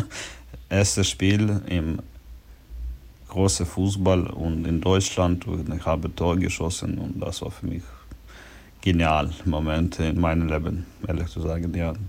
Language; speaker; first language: German; non-native, learner; Ukrainian